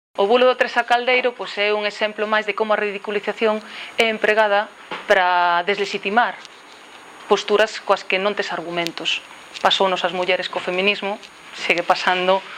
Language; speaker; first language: Galician; non-native, local second language; Spanish